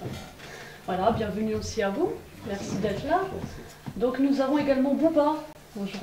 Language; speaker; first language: French; native; French